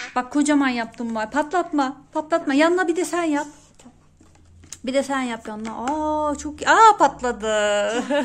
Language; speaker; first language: Turkish; native; Turkish